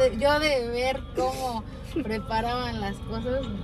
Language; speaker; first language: Spanish; native; Spanish